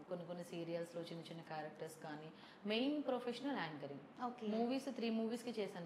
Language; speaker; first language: Telugu; native; Telugu